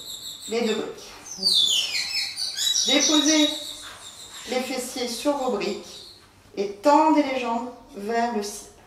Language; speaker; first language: French; native; French